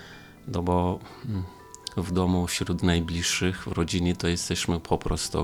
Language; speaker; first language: Polish; non-native, fluent; Romanian